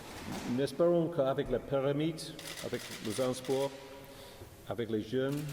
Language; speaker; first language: French; non-native, learner; English